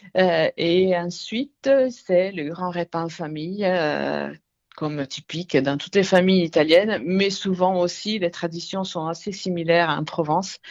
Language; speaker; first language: French; non-native, fluent; Italian